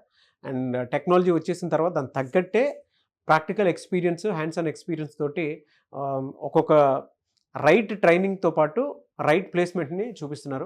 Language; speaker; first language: Telugu; native; Telugu